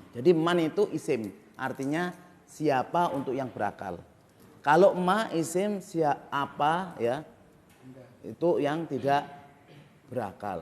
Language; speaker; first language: Indonesian; native; Indonesian